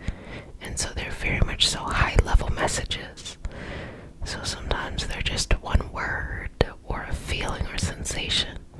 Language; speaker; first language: English; native; English